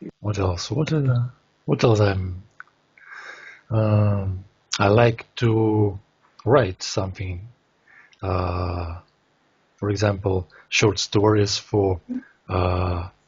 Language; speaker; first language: English; non-native, learner; Russian